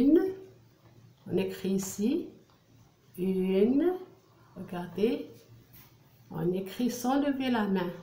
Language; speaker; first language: French; non-native, local second language; Arabic